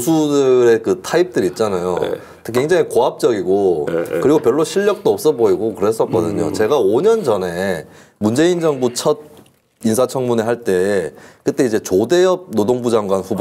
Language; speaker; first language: Korean; native; Korean